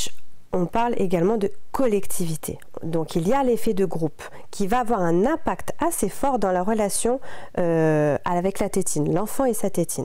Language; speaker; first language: French; native; French